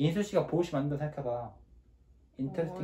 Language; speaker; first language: Korean; native; Korean